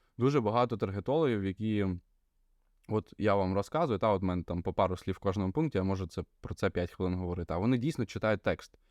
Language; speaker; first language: Ukrainian; non-native, local second language; Russian